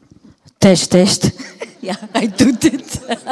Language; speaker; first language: Dutch; non-native, fluent; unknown